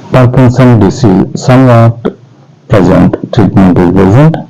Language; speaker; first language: English; non-native, local second language; Telugu